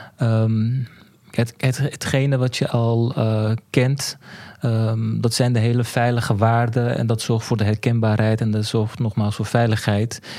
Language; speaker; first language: Dutch; early bilingual, other home language; Turkish